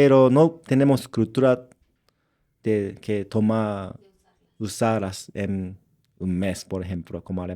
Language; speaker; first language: Spanish; non-native, learner; Japanese